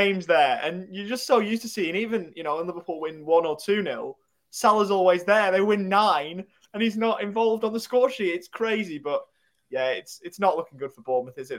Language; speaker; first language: English; native; English